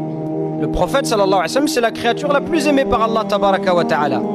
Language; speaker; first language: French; native; French